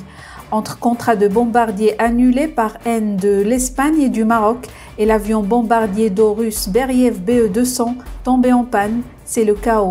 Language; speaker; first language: French; non-native, local second language; Arabic